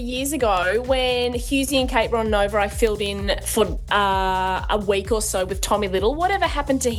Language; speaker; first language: English; native; English